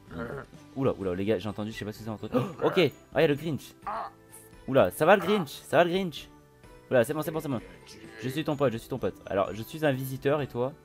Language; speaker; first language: French; native; French